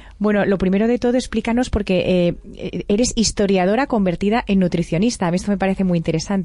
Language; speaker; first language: Spanish; native; Spanish